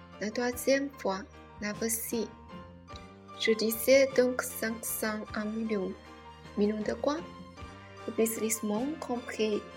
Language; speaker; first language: French; non-native, learner; Chinese